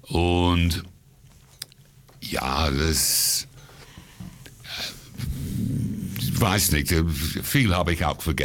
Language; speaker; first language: German; non-native, fluent; English